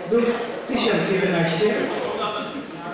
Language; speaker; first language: Polish; native; Polish